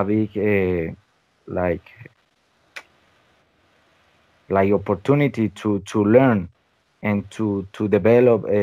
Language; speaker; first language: English; non-native, learner; Spanish